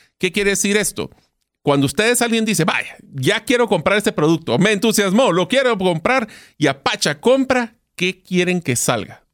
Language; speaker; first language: Spanish; native; Spanish